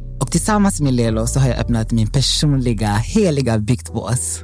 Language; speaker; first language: Swedish; native; Swedish